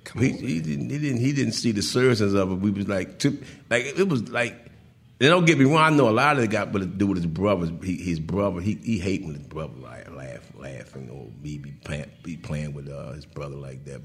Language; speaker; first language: English; native; English